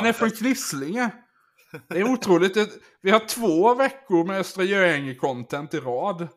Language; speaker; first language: Swedish; native; Swedish